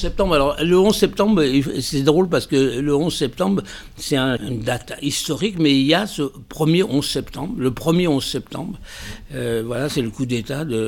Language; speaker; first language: French; native; French